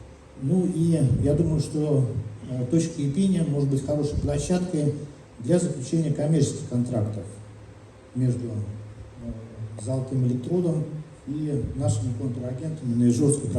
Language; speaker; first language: Russian; native; Russian